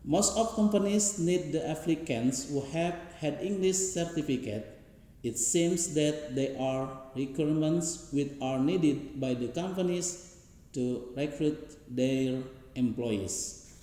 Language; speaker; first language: English; non-native, learner; Indonesian